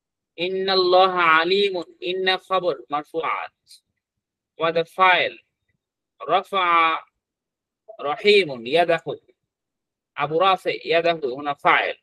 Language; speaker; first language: Arabic; non-native, fluent; Bangla